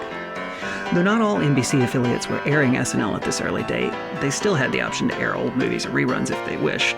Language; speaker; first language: English; native; English